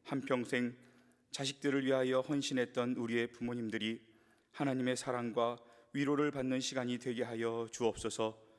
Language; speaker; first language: Korean; native; Korean